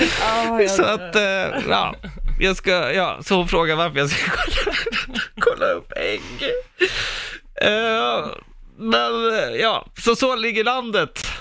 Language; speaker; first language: Swedish; early bilingual, other home language; Spanish